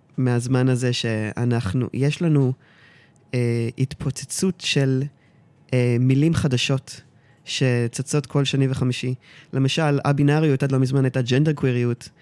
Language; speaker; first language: Hebrew; early bilingual, heritage; Hebrew